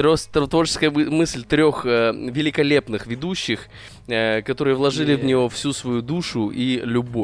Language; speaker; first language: Russian; native; Russian